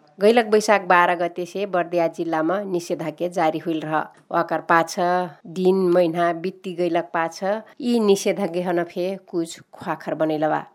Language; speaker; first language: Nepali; native; Nepali